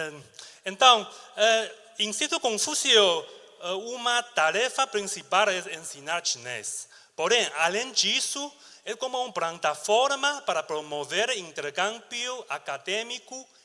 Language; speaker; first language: Portuguese; non-native, learner; Chinese